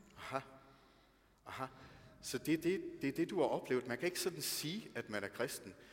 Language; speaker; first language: Danish; native; Danish